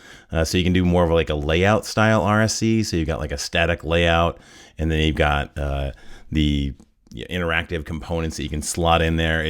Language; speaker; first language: English; native; English